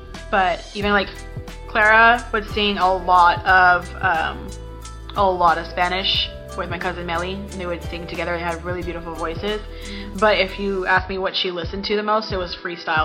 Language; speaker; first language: English; early bilingual, other home language; Spanish